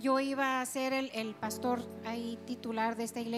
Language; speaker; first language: Spanish; native; Spanish